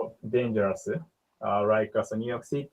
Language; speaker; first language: English; non-native, learner; Japanese